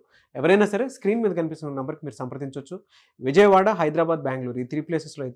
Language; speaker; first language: Telugu; native; Telugu